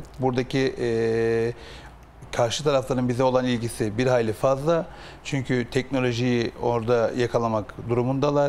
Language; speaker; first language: Turkish; native; Turkish